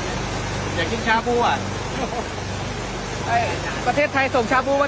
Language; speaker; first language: Thai; native; Thai